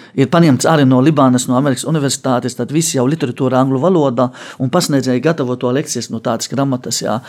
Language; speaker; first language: Latvian; non-native, fluent; Arabic